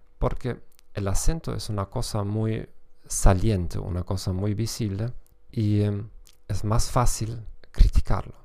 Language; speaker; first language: Spanish; non-native, fluent; German